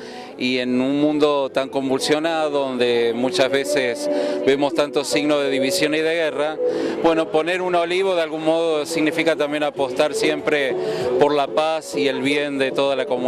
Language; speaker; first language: Spanish; native; Spanish